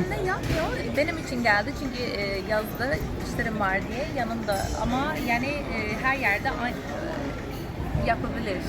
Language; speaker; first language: Turkish; non-native, fluent; English